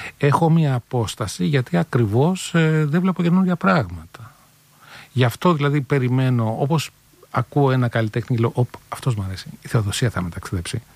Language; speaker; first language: Greek; native; Greek